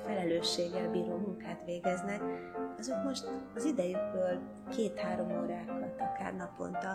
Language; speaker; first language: Hungarian; native; Hungarian